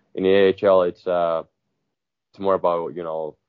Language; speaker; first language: English; non-native, fluent; Finnish